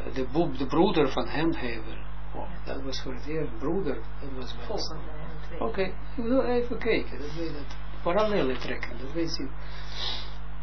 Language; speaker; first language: Dutch; non-native, fluent; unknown